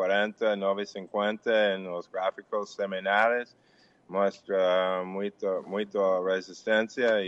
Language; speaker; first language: Portuguese; non-native, fluent; English